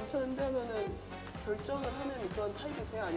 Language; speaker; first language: Korean; native; Korean